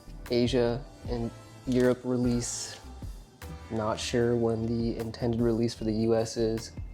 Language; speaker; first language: English; native; English